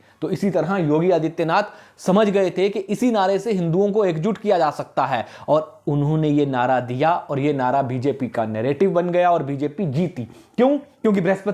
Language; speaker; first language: Hindi; native; Hindi